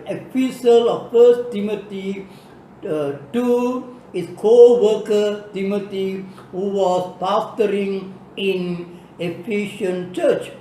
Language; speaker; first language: English; non-native, local second language; Tamil